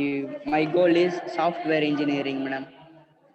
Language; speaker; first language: English; non-native, learner; Telugu